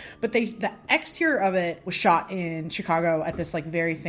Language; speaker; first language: English; native; English